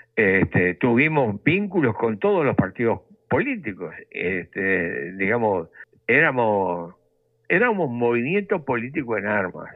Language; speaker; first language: Spanish; native; Spanish